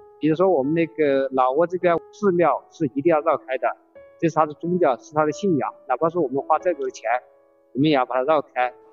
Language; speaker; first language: Chinese; native; Chinese